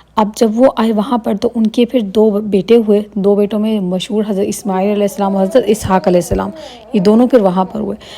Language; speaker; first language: Urdu; native; Urdu